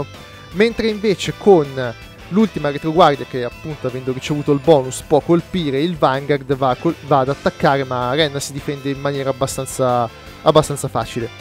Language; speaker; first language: Italian; native; Italian